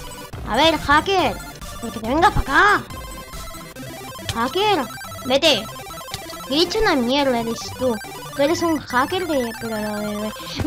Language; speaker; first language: Spanish; native; Spanish